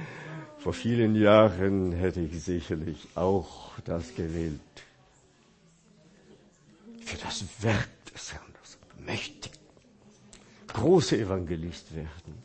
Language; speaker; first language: German; non-native, fluent; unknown